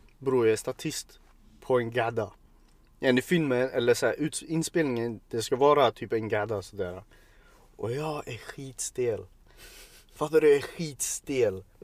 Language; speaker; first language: Swedish; early bilingual, other home language; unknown